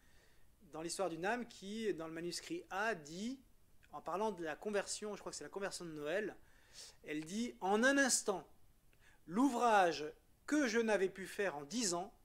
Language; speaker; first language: French; native; French